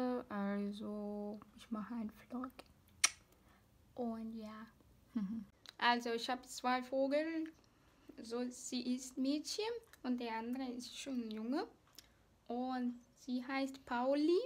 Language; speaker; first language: German; non-native, learner; Spanish